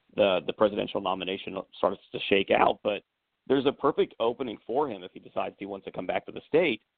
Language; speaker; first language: English; native; English